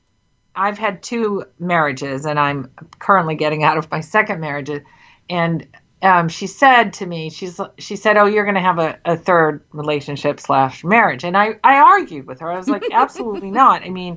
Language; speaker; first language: English; native; English